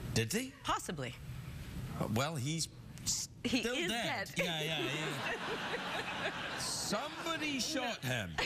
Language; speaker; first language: English; native; English